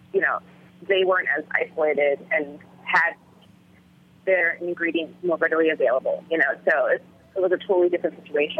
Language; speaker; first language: English; early bilingual, other home language; Vietnamese